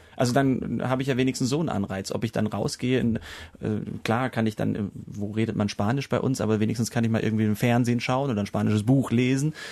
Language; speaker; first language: German; native; German